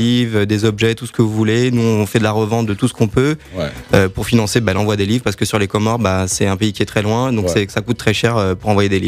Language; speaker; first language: French; native; French